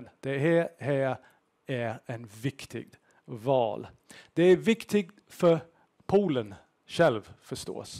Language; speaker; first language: Swedish; non-native, fluent; English